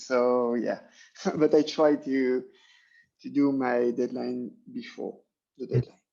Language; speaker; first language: English; non-native, learner; French